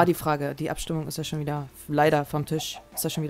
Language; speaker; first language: German; native; German